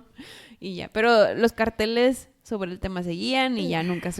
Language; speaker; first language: Spanish; native; Spanish